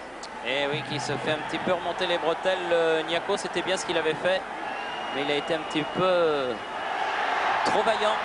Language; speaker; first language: French; native; French